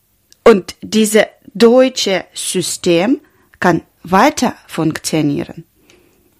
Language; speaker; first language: German; non-native, learner; Ukrainian